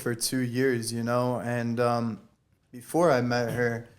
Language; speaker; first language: English; native; English